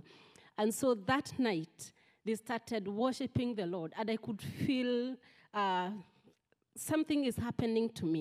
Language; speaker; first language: English; non-native, local second language; Kikuyu